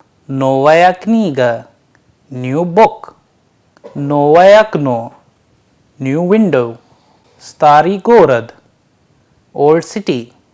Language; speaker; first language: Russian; non-native, fluent; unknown